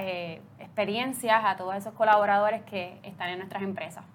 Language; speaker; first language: Spanish; native; Spanish